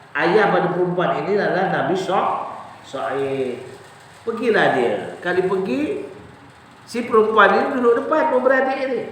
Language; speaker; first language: Malay; native; Malay